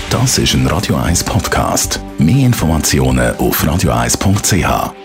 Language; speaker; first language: German; native; German